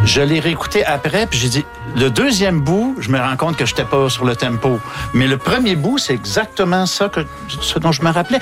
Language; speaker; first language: French; native; French